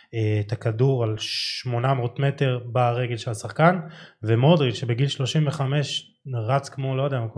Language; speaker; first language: Hebrew; native; Hebrew